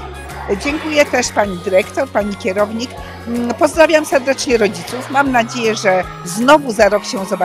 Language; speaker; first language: Polish; native; Polish